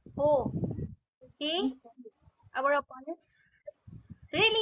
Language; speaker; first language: English; non-native, local second language; Filipino